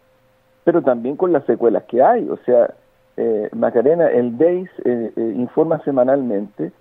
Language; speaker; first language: Spanish; native; Spanish